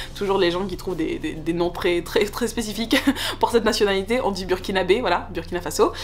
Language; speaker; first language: French; native; French